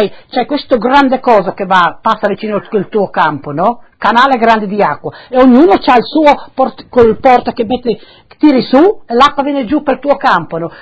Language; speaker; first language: Italian; non-native, local second language; Friulian